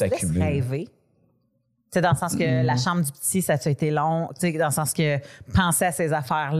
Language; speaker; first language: French; native; French